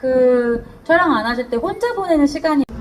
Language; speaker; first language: Korean; native; Korean